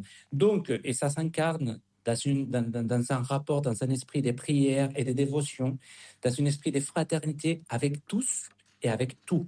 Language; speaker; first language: French; non-native, fluent; Spanish